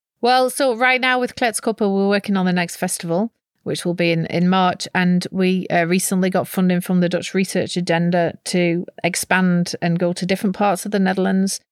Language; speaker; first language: English; native; English